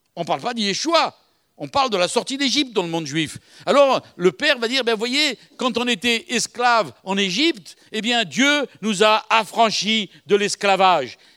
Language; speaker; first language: French; native; French